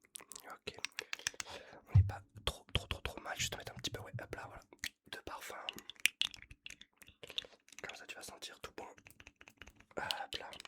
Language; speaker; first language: French; native; French